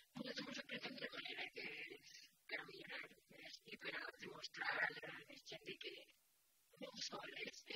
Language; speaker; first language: Catalan; non-native, local second language; Spanish